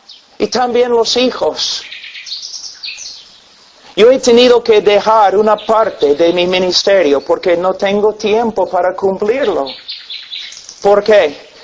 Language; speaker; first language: Spanish; non-native, fluent; English